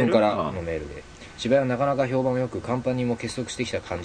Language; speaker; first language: Japanese; native; Japanese